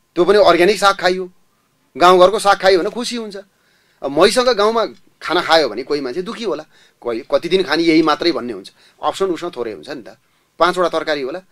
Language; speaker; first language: Nepali; native; Nepali